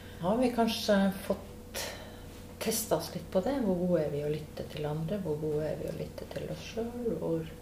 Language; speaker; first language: Norwegian; native; Norwegian